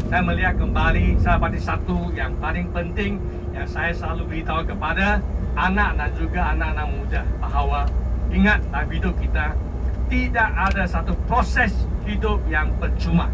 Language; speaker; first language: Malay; non-native, local second language; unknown